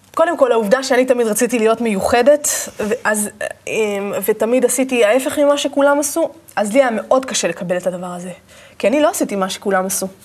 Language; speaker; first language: Hebrew; native; Hebrew